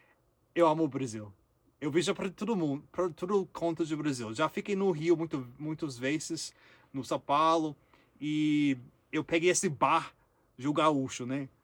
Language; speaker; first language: Portuguese; non-native, learner; English